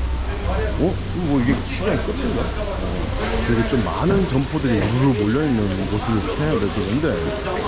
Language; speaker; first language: Korean; native; Korean